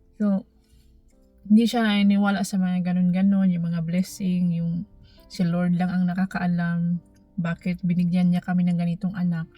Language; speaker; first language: Filipino; non-native, local second language; Cebuano